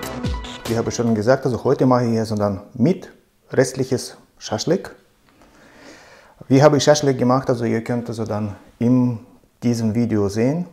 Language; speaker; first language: German; non-native, fluent; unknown